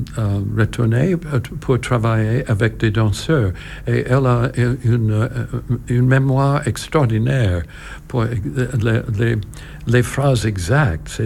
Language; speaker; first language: French; non-native, learner; English